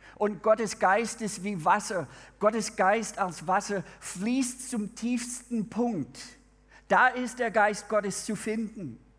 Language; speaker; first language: German; non-native, fluent; English